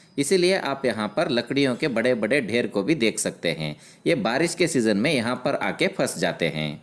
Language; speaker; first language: Hindi; non-native, local second language; Kannada